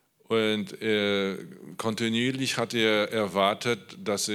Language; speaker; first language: German; non-native, learner; Polish